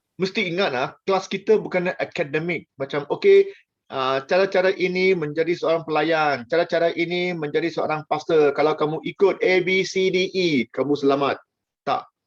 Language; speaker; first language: Malay; non-native, local second language; Chinese